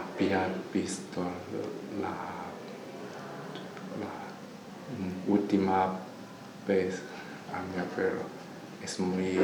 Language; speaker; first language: Spanish; non-native, learner; Chinese